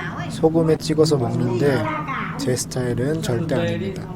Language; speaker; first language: Korean; native; Korean